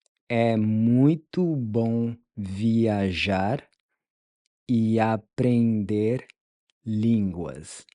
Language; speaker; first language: Portuguese; non-native, fluent; English